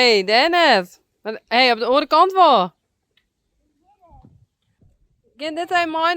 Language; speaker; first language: Dutch; native; Dutch